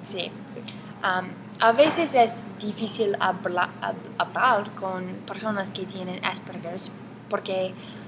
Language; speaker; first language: Spanish; non-native, learner; English